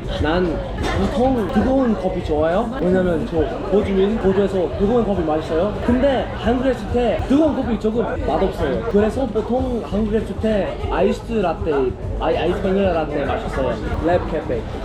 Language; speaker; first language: Korean; non-native, learner; English